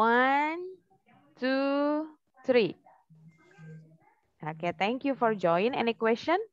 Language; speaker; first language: English; non-native, learner; Indonesian